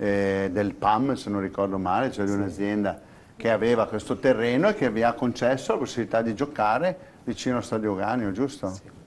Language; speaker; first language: Italian; native; Italian